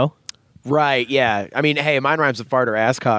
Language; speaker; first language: English; native; English